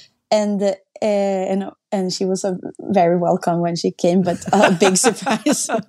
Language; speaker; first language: English; non-native, fluent; Swedish